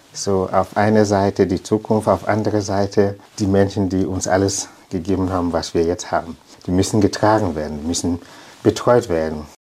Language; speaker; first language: German; non-native, fluent; English